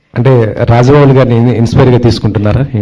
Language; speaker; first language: Telugu; native; Telugu